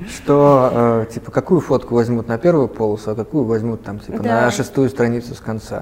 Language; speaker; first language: Russian; native; Russian